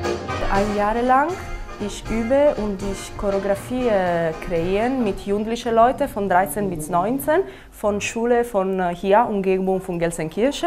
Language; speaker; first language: German; non-native, fluent; Italian